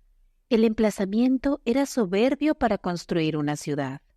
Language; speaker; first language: Spanish; native; Spanish